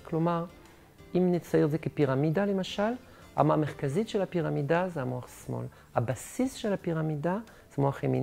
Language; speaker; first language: Hebrew; non-native, fluent; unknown